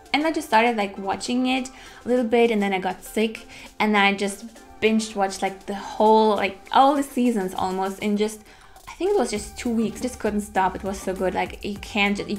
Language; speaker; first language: English; non-native, fluent; German